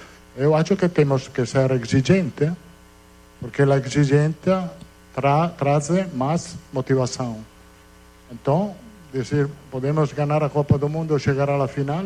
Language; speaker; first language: Portuguese; non-native, fluent; Italian